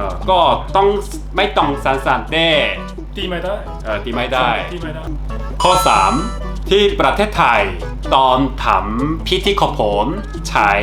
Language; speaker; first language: Thai; non-native, learner; Korean